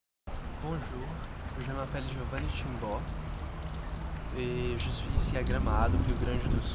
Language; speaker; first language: French; non-native, fluent; Portuguese